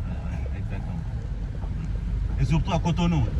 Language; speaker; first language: French; non-native, local second language; Comorian